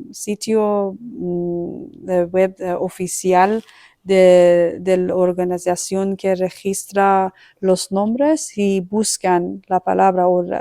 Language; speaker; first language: Spanish; non-native, fluent; Persian